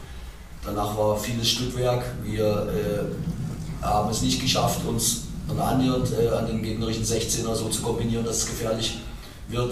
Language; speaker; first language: German; native; German